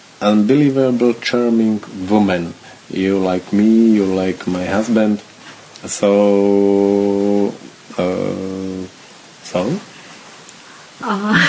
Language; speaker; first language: English; non-native, learner; Slovak